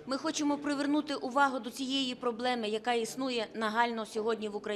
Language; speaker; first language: Ukrainian; native; Ukrainian